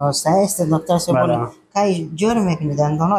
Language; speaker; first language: Persian; non-native, local second language; Hazaragi